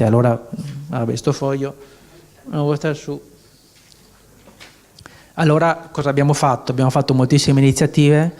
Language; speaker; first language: Italian; native; Italian